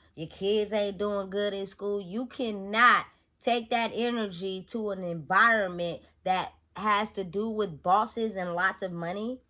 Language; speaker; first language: English; native; English